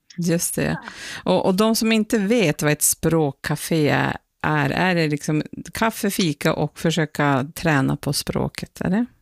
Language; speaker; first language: Swedish; native; Swedish